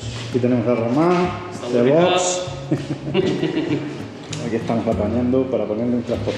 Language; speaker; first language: Spanish; native; Spanish